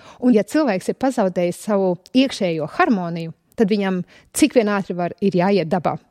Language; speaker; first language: Latvian; native; Latvian